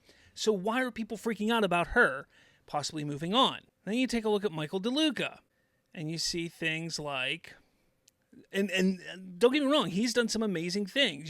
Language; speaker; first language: English; native; English